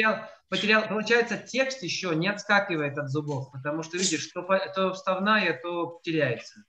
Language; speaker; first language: Russian; native; Russian